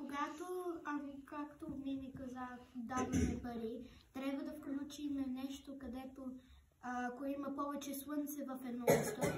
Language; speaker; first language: Bulgarian; early bilingual, heritage; Bulgarian